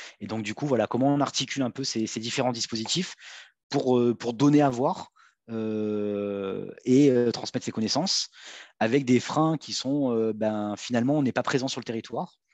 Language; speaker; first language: French; native; French